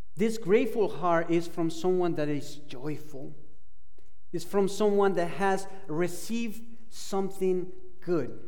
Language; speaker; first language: English; non-native, fluent; Spanish